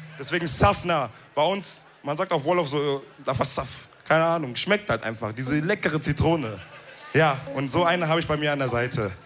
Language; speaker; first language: German; early bilingual, other home language; Wolof